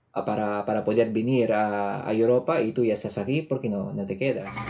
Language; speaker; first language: Spanish; non-native, fluent; Filipino